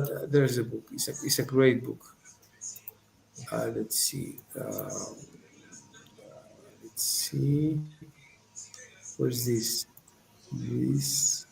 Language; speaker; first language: English; non-native, fluent; Spanish